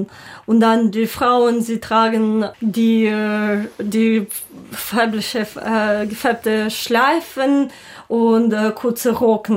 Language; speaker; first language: German; non-native, learner; Ukrainian